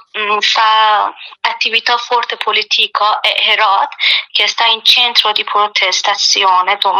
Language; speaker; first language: Italian; non-native, learner; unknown